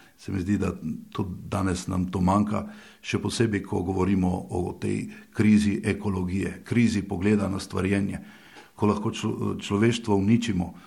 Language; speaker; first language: Slovenian; native; Slovenian